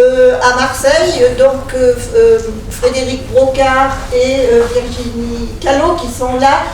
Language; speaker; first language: French; native; French